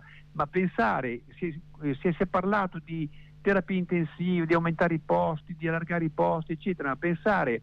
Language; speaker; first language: Italian; native; Italian